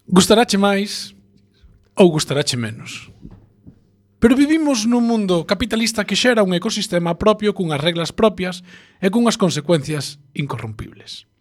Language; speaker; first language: Galician; native; Galician